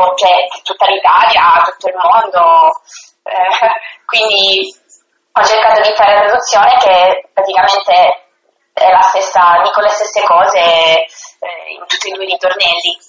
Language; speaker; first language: Italian; native; Italian